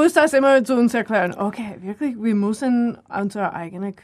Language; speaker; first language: German; non-native, learner; English